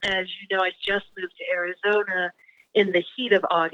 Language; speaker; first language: English; native; English